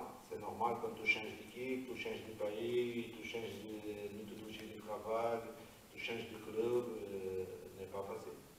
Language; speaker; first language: French; non-native, learner; Portuguese